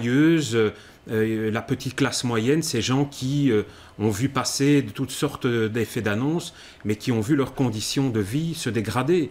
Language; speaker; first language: French; native; French